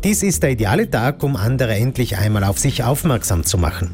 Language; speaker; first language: German; native; German